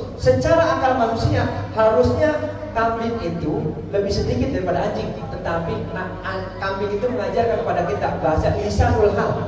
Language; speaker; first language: Indonesian; non-native, local second language; Javanese